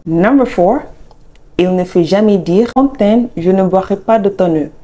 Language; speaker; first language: French; non-native, fluent; English